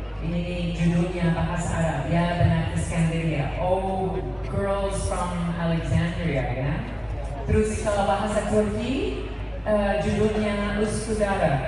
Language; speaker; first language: Indonesian; non-native, fluent; English